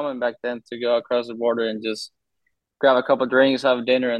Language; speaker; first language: English; non-native, fluent; Spanish